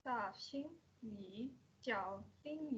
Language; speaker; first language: Chinese; non-native, learner; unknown